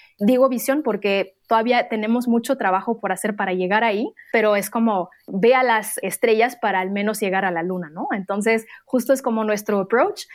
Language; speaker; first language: Spanish; non-native, fluent; Arabic